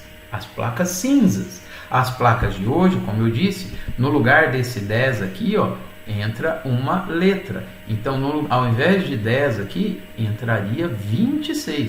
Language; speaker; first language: Portuguese; native; Portuguese